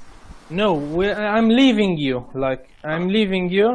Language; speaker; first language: English; non-native, fluent; Arabic